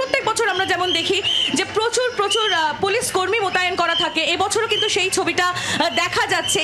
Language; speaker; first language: Bangla; native; Bangla